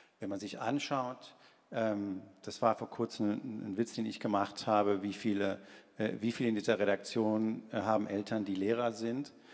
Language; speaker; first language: German; early bilingual, other home language; Spanish